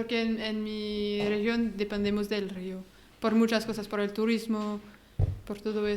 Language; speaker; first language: Spanish; non-native, learner; French